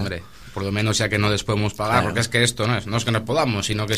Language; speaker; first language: Spanish; native; Spanish